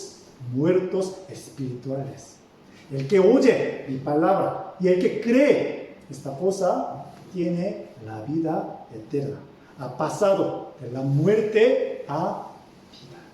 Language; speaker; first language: Spanish; non-native, fluent; Korean